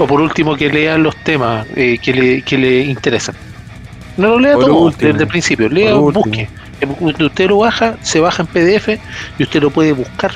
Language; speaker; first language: Spanish; native; Spanish